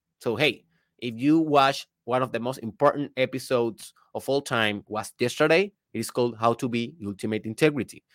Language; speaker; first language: English; non-native, fluent; Spanish